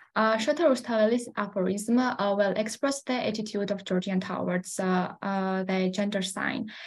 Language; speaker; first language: English; non-native, learner; Georgian